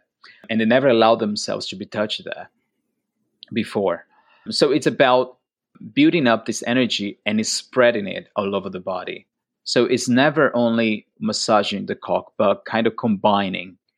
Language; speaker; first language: English; non-native, fluent; Portuguese